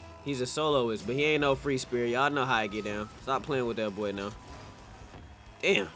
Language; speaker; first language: English; native; English